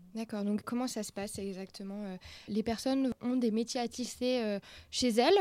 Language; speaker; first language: French; native; French